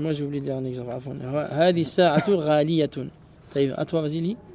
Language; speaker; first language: Arabic; early bilingual, heritage; Arabic